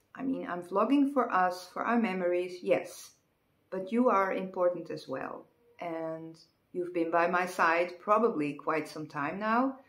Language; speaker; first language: English; non-native, fluent; Dutch